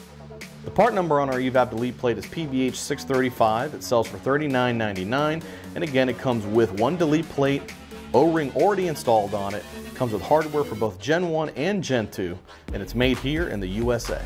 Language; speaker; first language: English; native; English